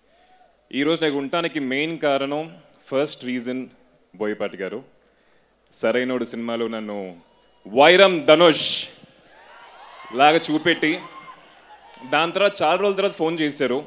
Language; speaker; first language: Telugu; native; Telugu